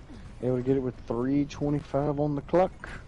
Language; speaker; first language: English; native; English